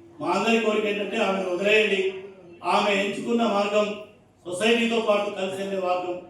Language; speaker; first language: Telugu; native; Telugu